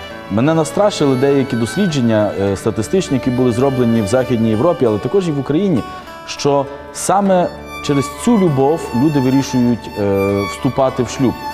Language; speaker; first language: Ukrainian; native; Ukrainian